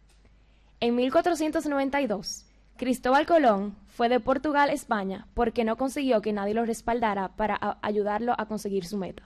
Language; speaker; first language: Spanish; early bilingual, heritage; Spanish